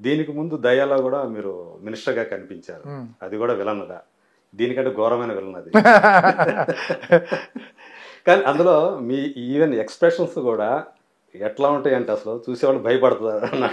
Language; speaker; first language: Telugu; native; Telugu